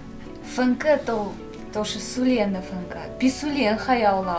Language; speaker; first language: Chinese; non-native, fluent; Russian